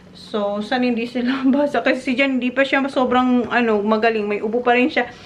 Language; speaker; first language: Filipino; non-native, local second language; Bikol